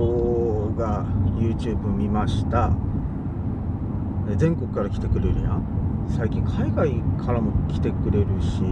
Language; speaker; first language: Japanese; native; Japanese